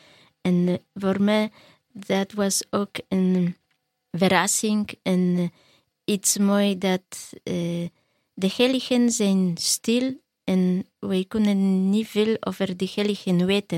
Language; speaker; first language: Dutch; non-native, learner; Polish